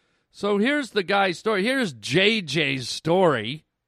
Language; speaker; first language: English; native; English